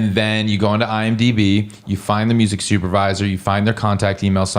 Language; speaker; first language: English; native; English